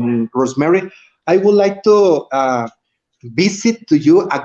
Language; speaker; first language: English; non-native, learner; Spanish